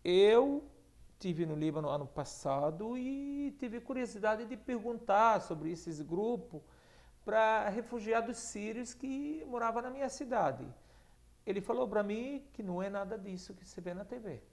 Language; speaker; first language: Portuguese; non-native, fluent; Arabic